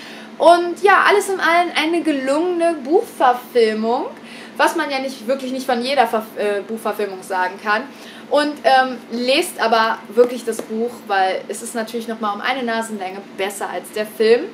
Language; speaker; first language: German; native; German